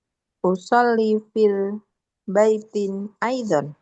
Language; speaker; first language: Arabic; non-native, learner; Indonesian